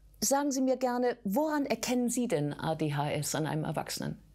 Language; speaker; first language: German; native; German